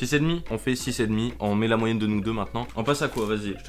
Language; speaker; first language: French; native; French